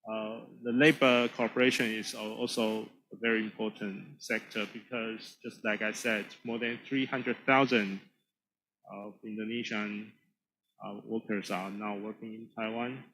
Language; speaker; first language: English; non-native, fluent; Chinese